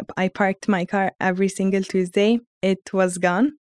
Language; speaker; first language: English; early bilingual, heritage; Armenian